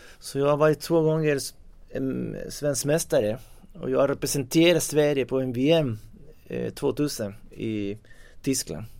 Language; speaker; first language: Swedish; non-native, fluent; Spanish